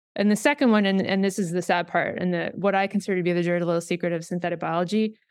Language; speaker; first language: English; native; English